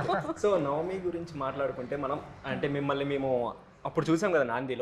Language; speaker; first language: Telugu; native; Telugu